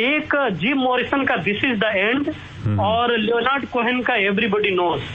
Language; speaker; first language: Hindi; native; Hindi